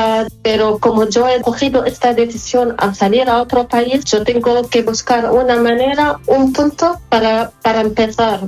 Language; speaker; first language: Spanish; non-native, fluent; Arabic